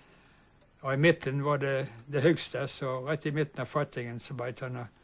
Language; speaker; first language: Swedish; early bilingual, heritage; English